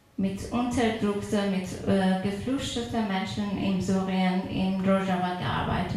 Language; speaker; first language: German; non-native, fluent; Persian